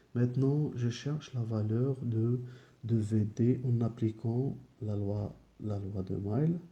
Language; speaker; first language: French; non-native, local second language; Arabic